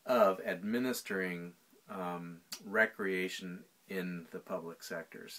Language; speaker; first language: English; native; English